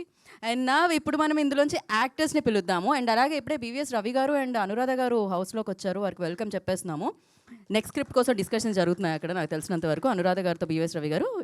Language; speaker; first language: Telugu; native; Telugu